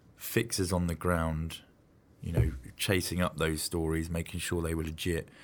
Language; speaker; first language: English; native; English